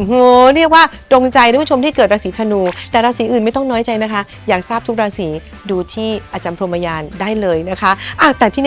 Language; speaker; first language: Thai; native; Thai